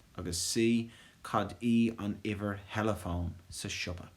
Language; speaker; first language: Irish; non-native, local second language; English